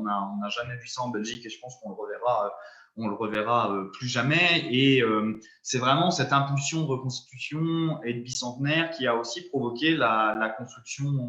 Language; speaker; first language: French; native; French